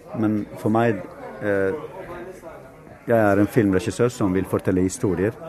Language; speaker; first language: Norwegian; non-native, fluent; Kurdish